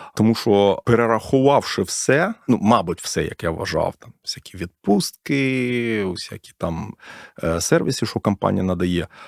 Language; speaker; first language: Ukrainian; non-native, local second language; Russian